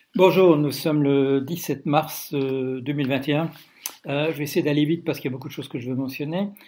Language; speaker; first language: French; non-native, fluent; Dutch